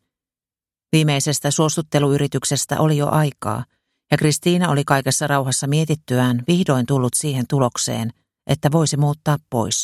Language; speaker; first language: Finnish; native; Finnish